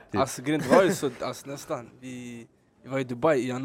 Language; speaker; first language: Swedish; early bilingual, other home language; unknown